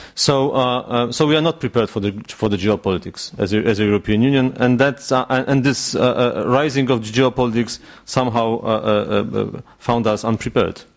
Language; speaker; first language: English; non-native, fluent; Polish